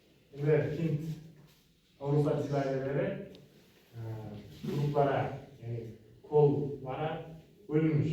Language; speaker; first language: Turkish; non-native, learner; Uzbek